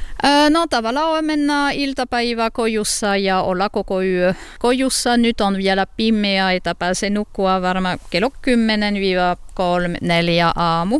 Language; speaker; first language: Finnish; non-native, learner; French